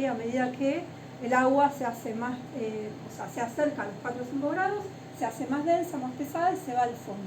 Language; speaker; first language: Spanish; native; Spanish